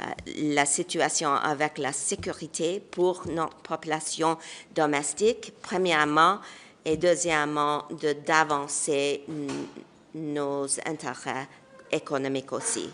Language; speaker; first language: French; non-native, local second language; English